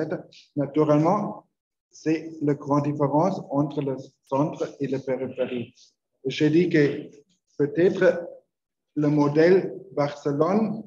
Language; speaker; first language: French; non-native, learner; Spanish